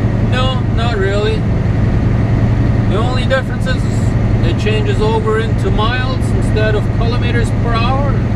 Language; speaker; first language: English; non-native, fluent; Low German